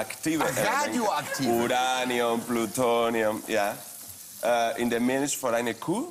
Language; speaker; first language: German; non-native, fluent; Spanish